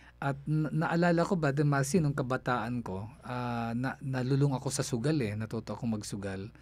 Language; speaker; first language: Filipino; non-native, local second language; Cebuano